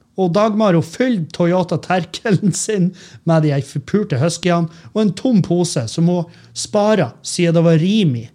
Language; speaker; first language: Norwegian; native; Norwegian